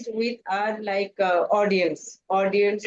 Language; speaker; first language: English; non-native, learner; Hindi